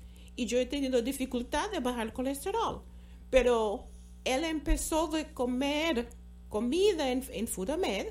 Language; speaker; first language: Spanish; non-native, fluent; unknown